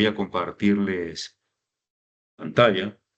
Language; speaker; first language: Spanish; native; Spanish